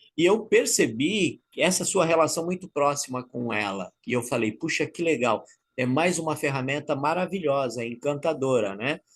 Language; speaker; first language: Portuguese; native; Portuguese